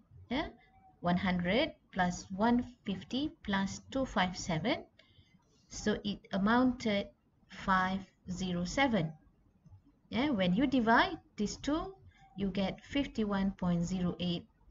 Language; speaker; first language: English; non-native, local second language; Malay